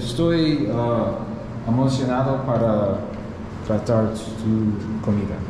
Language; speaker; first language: Spanish; non-native, learner; English